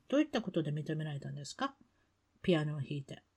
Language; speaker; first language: Japanese; native; Japanese